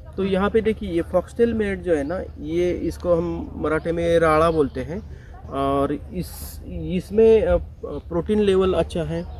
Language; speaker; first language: Hindi; non-native, local second language; Marathi